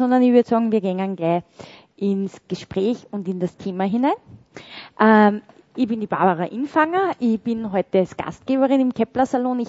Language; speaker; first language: German; native; German